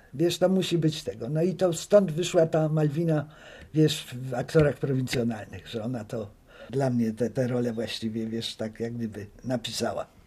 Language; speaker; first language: Polish; native; Polish